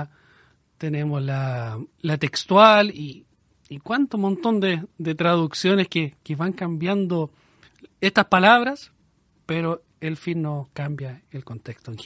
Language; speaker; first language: Spanish; native; Spanish